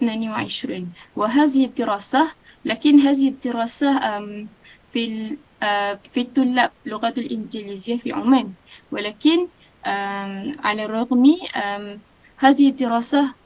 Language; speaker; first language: Arabic; non-native, learner; Malay